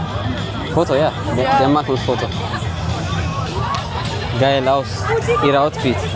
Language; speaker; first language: German; non-native, learner; Amharic